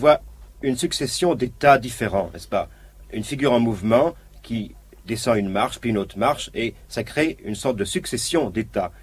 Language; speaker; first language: French; native; French